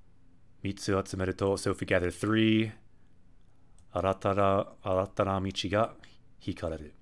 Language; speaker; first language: Japanese; non-native, fluent; English